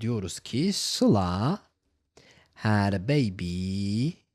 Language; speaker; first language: English; non-native, fluent; Turkish